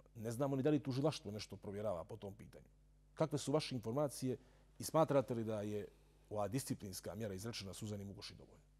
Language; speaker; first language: Serbian; native; Serbian